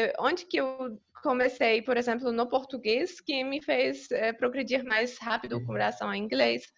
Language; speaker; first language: Portuguese; non-native, fluent; Polish